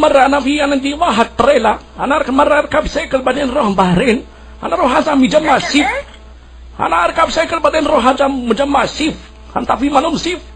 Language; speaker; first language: Arabic; non-native, learner; Urdu